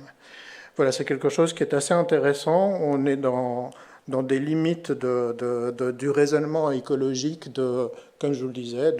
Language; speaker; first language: French; native; French